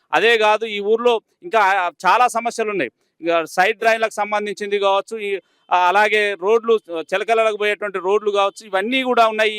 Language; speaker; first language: Telugu; native; Telugu